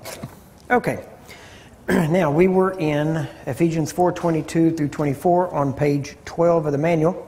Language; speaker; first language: English; native; English